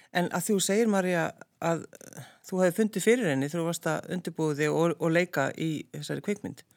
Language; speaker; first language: Icelandic; native; Icelandic